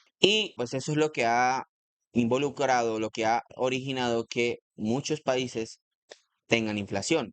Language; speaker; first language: Spanish; native; Spanish